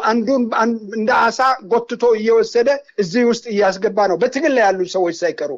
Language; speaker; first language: Amharic; non-native, local second language; Wolaytta